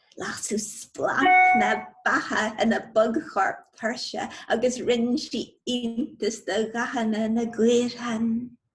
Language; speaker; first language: Irish; non-native, local second language; English